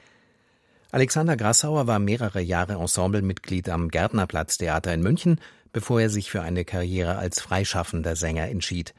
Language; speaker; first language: German; native; German